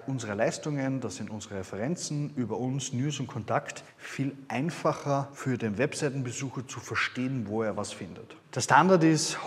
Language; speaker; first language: German; native; German